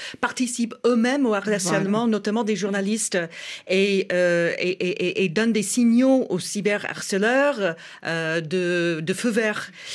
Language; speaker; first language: French; non-native, fluent; English